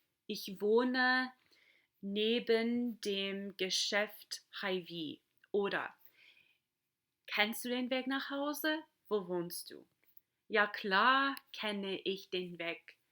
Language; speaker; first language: German; non-native, fluent; English